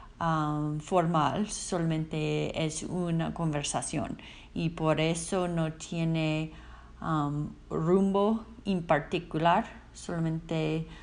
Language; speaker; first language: Spanish; non-native, fluent; English